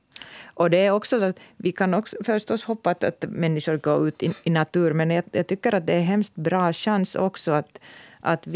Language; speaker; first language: Swedish; non-native, local second language; Finnish